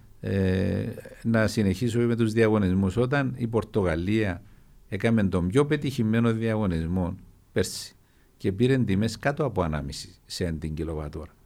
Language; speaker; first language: Greek; native; Greek